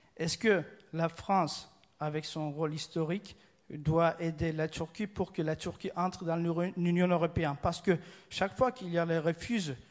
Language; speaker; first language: French; non-native, fluent; Turkish